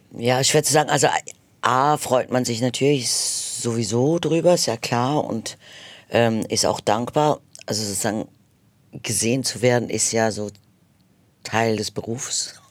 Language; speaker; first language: German; native; German